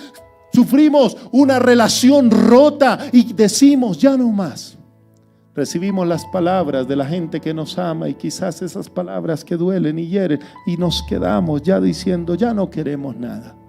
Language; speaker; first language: Spanish; native; Spanish